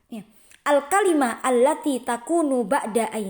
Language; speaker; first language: Arabic; non-native, fluent; Indonesian